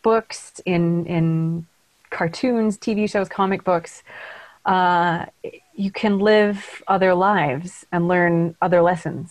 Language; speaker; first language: English; native; English